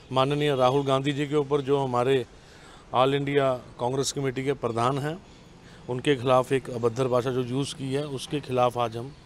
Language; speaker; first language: Hindi; non-native, local second language; Punjabi